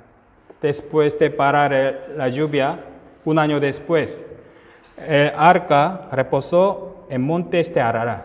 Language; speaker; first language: Spanish; non-native, fluent; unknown